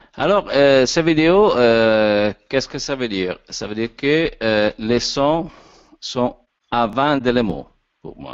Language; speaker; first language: French; non-native, learner; Italian